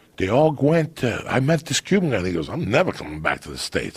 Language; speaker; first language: English; native; English